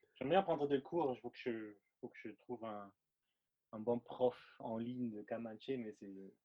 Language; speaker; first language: French; non-native, fluent; German